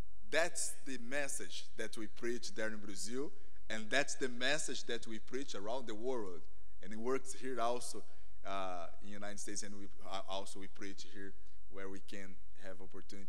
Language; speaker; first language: English; non-native, fluent; Portuguese